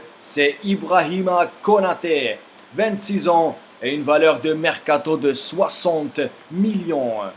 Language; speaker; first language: French; non-native, fluent; Spanish